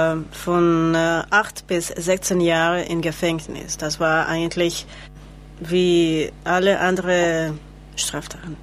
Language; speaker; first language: German; non-native, learner; Spanish